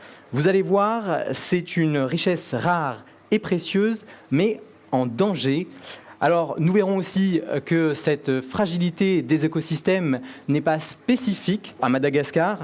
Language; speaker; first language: French; native; French